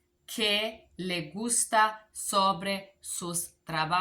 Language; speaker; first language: Spanish; non-native, learner; Bulgarian